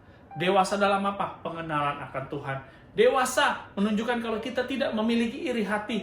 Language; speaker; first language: Indonesian; native; Indonesian